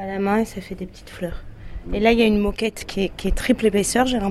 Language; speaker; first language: French; native; French